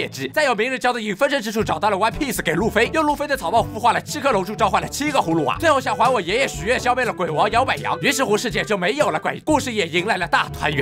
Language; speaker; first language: Chinese; native; Chinese